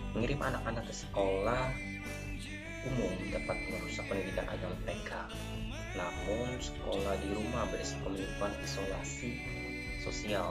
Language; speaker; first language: Indonesian; native; Indonesian